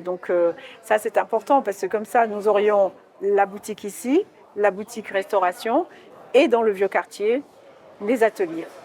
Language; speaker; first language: French; native; French